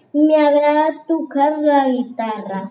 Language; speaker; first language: Catalan; non-native, learner; Spanish